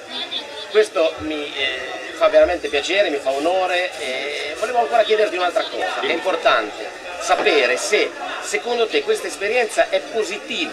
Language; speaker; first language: Italian; native; Italian